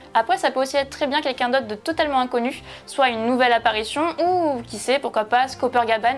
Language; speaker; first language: French; native; French